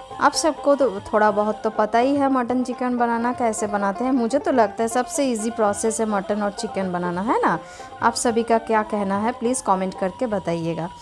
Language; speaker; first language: Hindi; non-native, local second language; Bangla